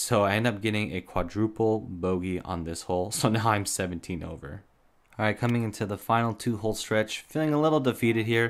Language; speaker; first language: English; native; English